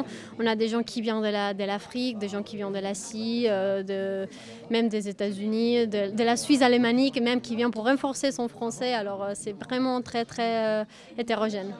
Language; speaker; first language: French; non-native, fluent; Catalan